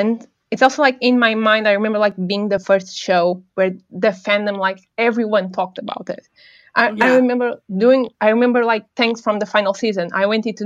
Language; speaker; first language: English; non-native, fluent; Portuguese